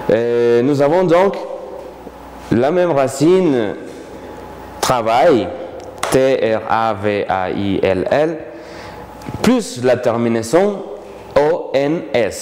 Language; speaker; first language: French; non-native, fluent; Spanish